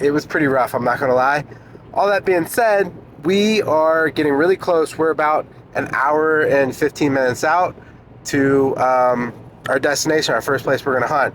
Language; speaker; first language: English; native; English